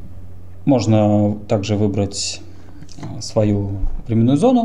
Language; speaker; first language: Russian; native; Russian